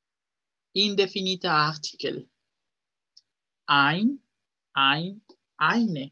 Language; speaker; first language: German; non-native, fluent; Spanish